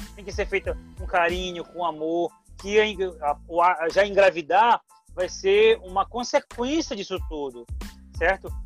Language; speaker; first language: Portuguese; native; Portuguese